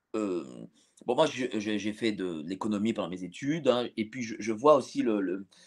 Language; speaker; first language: French; native; French